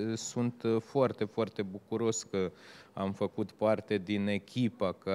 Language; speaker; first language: Romanian; native; Romanian